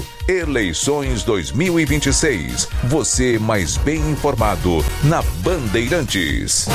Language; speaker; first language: Portuguese; native; Portuguese